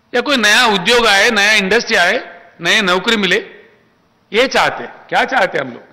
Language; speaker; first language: Hindi; non-native, local second language; Telugu